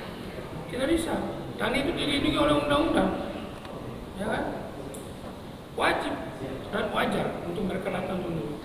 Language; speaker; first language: Indonesian; non-native, local second language; Tetum